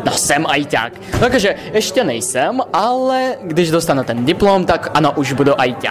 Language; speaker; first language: Czech; non-native, fluent; Russian